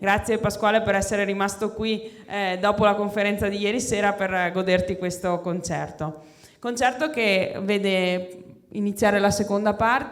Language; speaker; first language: Italian; native; Italian